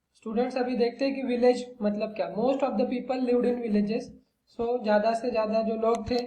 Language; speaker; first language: Hindi; non-native, local second language; Marathi